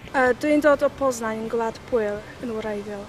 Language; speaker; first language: Welsh; non-native, learner; Polish